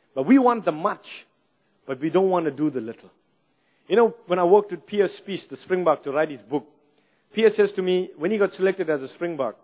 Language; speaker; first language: English; native; English